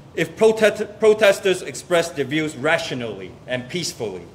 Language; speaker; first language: English; non-native, local second language; Cantonese